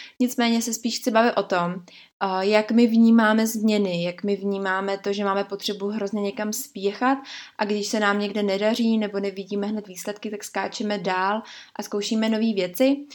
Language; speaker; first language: Czech; native; Czech